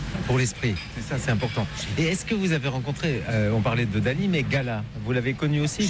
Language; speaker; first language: French; native; French